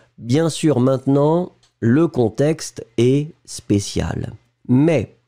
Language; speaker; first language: French; native; French